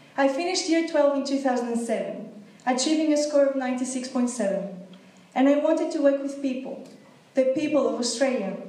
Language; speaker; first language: English; non-native, fluent; Greek